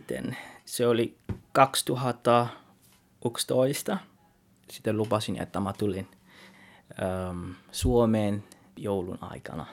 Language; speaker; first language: Finnish; non-native, learner; Tswana